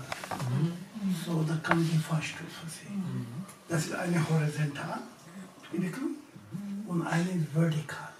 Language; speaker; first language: German; non-native, learner; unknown